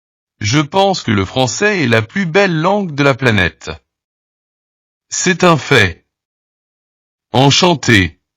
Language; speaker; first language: French; non-native, learner; Portuguese